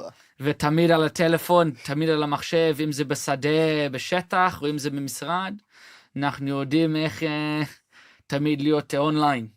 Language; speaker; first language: Hebrew; non-native, local second language; English